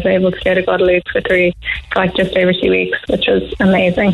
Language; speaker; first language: English; native; English